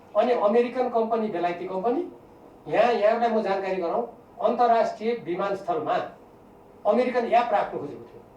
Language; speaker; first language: Nepali; native; Nepali